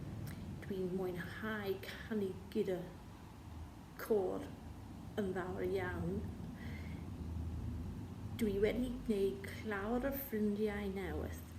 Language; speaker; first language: Welsh; non-native, learner; English